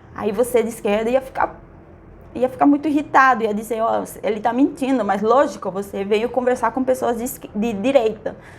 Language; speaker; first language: Portuguese; non-native, fluent; Spanish